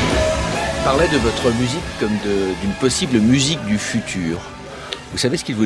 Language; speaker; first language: French; native; French